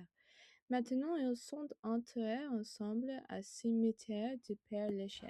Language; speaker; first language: French; non-native, learner; English